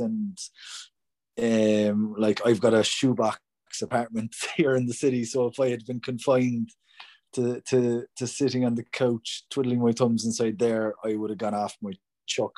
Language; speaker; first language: English; native; English